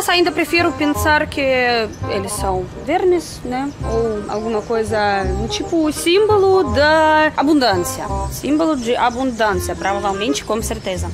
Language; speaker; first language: Portuguese; non-native, fluent; Russian